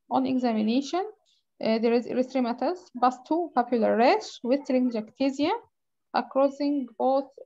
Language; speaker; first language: English; non-native, fluent; Arabic